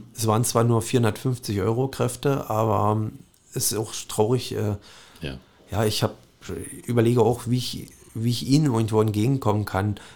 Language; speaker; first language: German; native; German